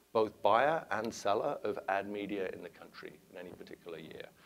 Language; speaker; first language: English; native; English